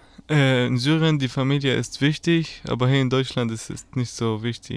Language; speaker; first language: German; non-native, learner; Arabic